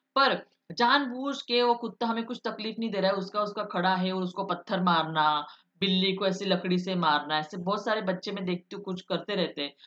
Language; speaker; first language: Hindi; non-native, local second language; Marathi